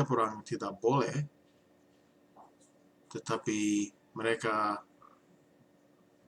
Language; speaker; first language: Indonesian; non-native, learner; English